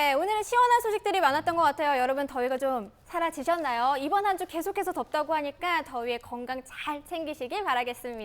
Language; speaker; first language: Korean; native; Korean